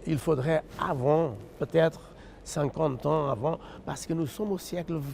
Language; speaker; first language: French; non-native, fluent; Portuguese